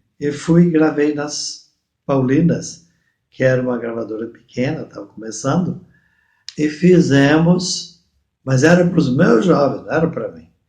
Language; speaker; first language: Portuguese; native; Portuguese